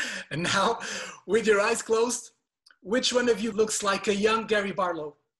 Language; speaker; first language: English; non-native, fluent; Portuguese